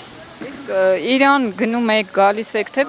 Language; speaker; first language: Armenian; native; Armenian